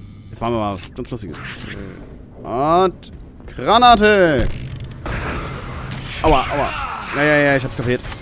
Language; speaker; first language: German; native; German